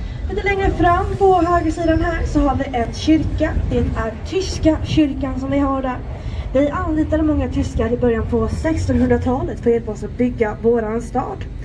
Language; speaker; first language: Swedish; native; Swedish